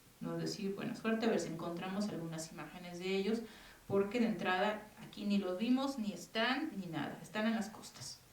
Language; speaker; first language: Spanish; native; Spanish